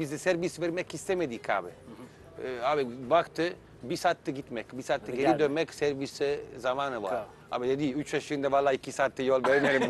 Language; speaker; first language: Turkish; non-native, learner; Italian